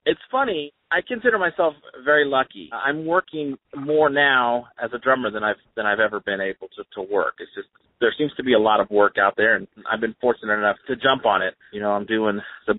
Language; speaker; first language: English; native; English